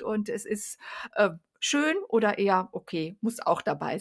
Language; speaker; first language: German; native; German